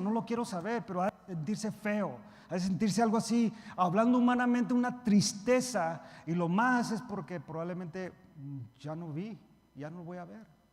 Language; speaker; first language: Spanish; early bilingual, heritage; Spanish